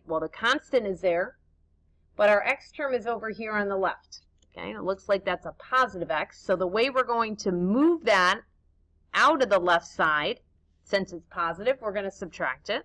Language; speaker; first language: English; native; English